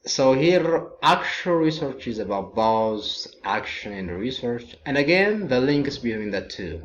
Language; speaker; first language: English; non-native, local second language; Amharic